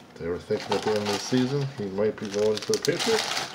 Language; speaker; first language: English; native; English